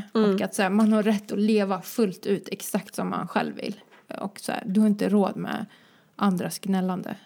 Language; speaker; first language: Swedish; early bilingual, other home language; Croatian